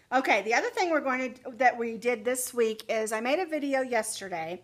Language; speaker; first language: English; native; English